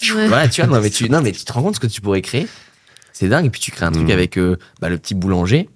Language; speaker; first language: French; native; French